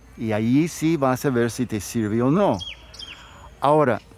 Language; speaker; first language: Spanish; non-native, fluent; English